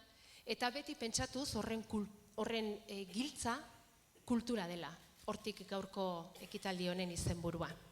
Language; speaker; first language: Basque; native; Basque